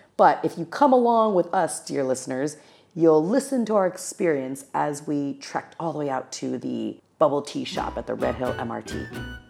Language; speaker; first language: English; native; English